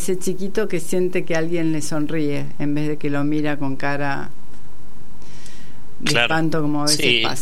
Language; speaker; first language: Spanish; native; Spanish